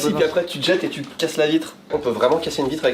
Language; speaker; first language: French; native; French